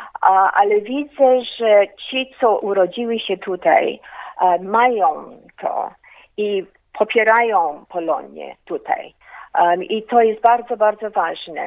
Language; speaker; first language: Polish; early bilingual, heritage; Polish